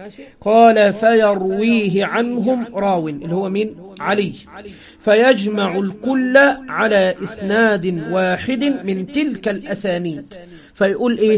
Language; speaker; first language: Arabic; native; Arabic